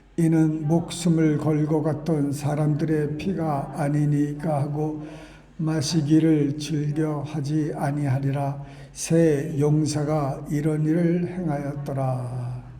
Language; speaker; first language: Korean; native; Korean